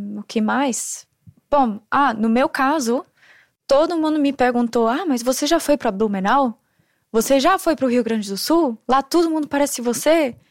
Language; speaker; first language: Portuguese; non-native, fluent; German